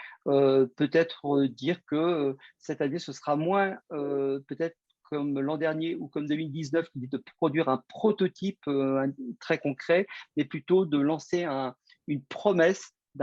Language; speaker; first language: French; native; French